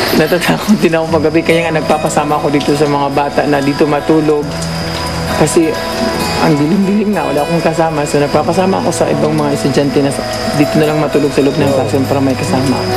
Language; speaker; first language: Filipino; non-native, local second language; Cebuano